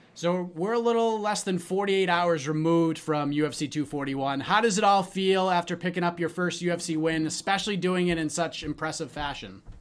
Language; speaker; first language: English; native; English